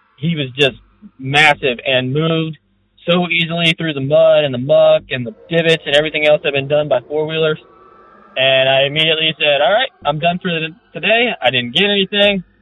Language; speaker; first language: English; native; English